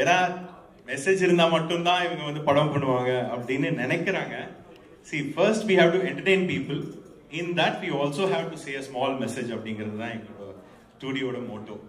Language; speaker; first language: Tamil; native; Tamil